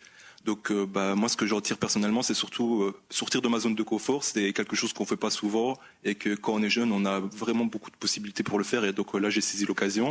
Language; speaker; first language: French; native; French